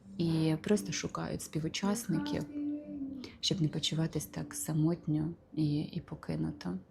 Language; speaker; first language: Ukrainian; non-native, local second language; Russian